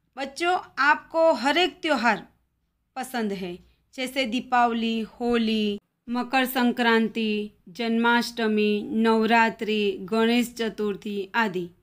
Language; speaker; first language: Hindi; non-native, local second language; Gujarati